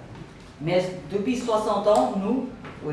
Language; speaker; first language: French; non-native, learner; Burmese